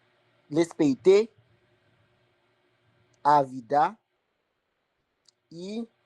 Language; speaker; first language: Portuguese; non-native, learner; Haitian Creole